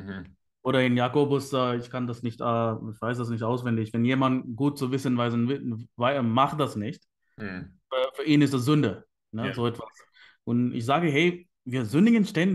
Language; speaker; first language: German; non-native, fluent; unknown